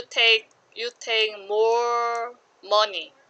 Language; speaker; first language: English; non-native, learner; Korean